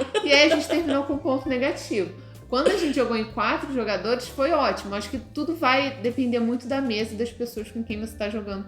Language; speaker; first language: Portuguese; native; Portuguese